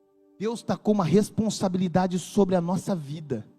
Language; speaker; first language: Portuguese; native; Portuguese